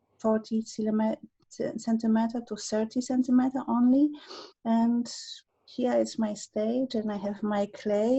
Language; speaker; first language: English; non-native, learner; Polish